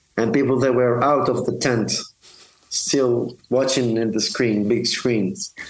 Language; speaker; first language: English; non-native, fluent; Arabic